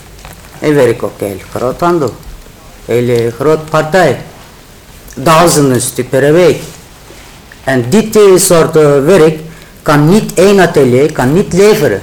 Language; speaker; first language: Dutch; non-native, learner; Turkish